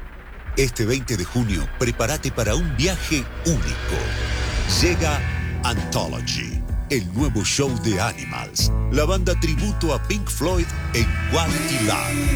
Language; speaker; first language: Spanish; native; Spanish